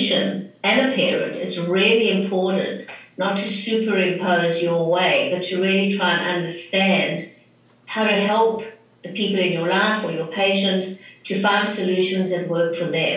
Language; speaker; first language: English; native; English